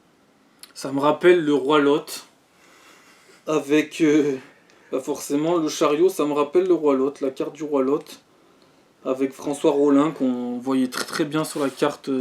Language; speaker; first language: French; native; French